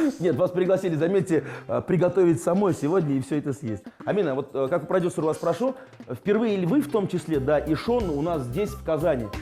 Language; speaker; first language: Russian; native; Russian